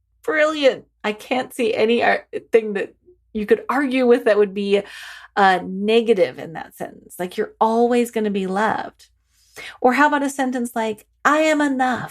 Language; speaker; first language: English; native; English